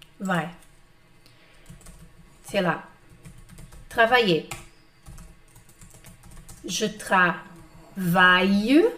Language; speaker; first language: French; non-native, fluent; Portuguese